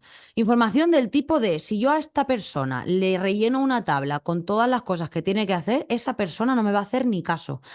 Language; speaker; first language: Spanish; native; Spanish